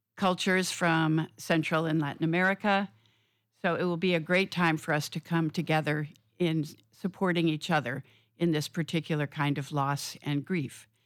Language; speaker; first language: English; native; English